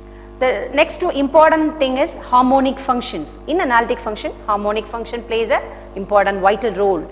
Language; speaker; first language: English; non-native, local second language; Tamil